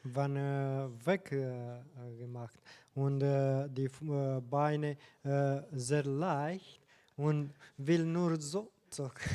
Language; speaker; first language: German; non-native, learner; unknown